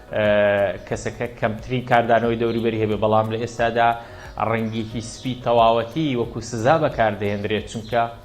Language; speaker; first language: Central Kurdish; native; Central Kurdish